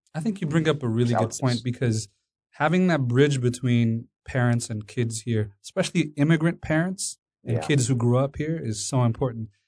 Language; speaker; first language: English; non-native, fluent; Amharic